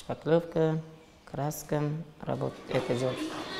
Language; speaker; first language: Russian; non-native, local second language; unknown